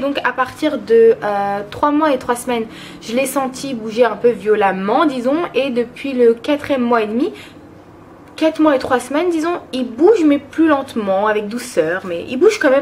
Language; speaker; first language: French; early bilingual, other home language; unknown